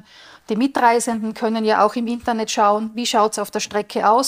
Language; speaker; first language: German; native; German